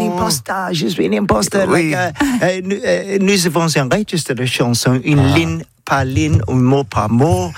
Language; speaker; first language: French; non-native, learner; English